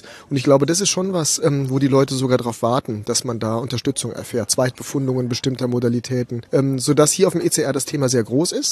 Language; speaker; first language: German; native; German